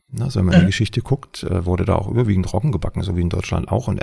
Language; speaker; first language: German; native; German